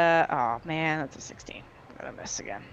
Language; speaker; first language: English; native; English